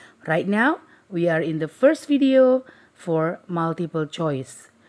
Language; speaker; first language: English; non-native, fluent; Indonesian